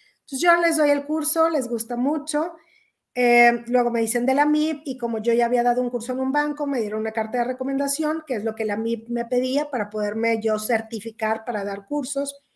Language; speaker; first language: Spanish; native; Spanish